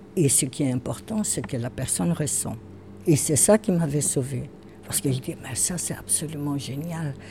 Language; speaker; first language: French; non-native, fluent; Portuguese